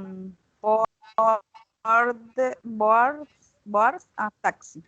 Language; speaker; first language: English; non-native, learner; Spanish